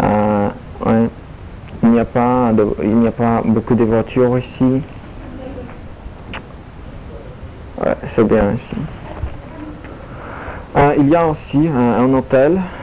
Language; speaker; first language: French; non-native, learner; Polish